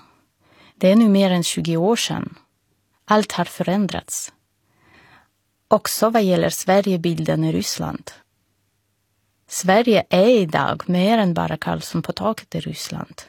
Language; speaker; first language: Swedish; non-native, fluent; Russian